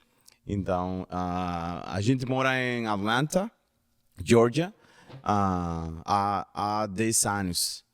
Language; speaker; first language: Portuguese; non-native, learner; Spanish